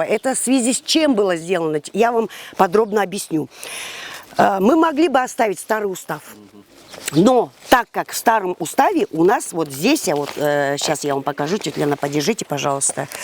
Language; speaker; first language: Russian; native; Russian